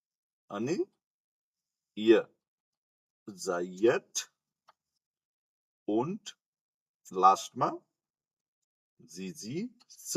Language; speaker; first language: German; non-native, fluent; Nepali